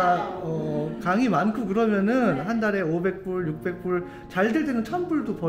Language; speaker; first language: Korean; native; Korean